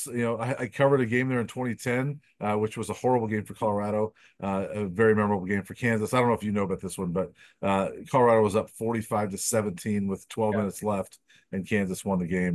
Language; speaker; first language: English; native; English